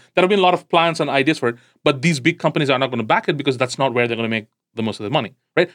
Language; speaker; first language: English; non-native, local second language; Tamil